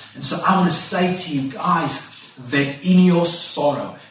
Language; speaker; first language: English; non-native, local second language; Afrikaans